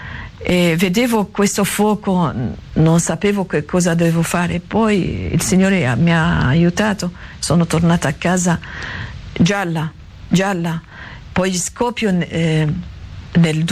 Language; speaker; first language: Italian; non-native, learner; Arabic